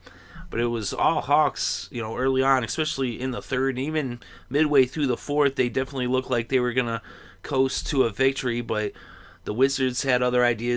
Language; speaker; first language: English; native; English